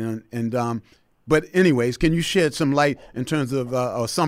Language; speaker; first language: English; native; English